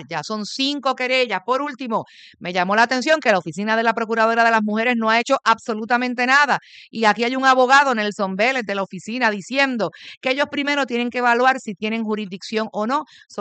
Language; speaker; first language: Spanish; native; Spanish